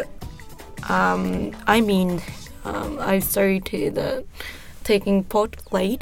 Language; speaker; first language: English; non-native, learner; Japanese